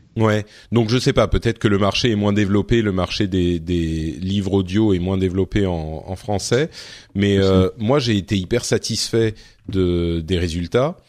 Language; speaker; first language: French; native; French